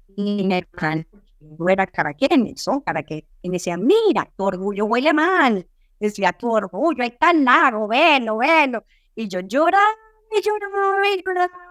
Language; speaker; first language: Spanish; native; Spanish